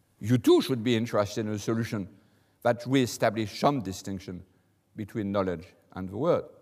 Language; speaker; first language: English; non-native, fluent; French